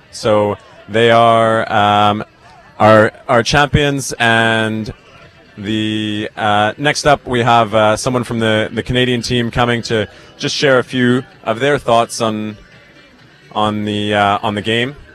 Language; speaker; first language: English; native; English